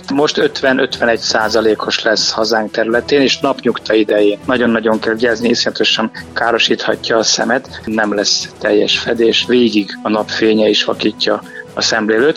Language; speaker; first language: Hungarian; native; Hungarian